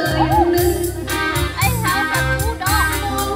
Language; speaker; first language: English; non-native, learner; Thai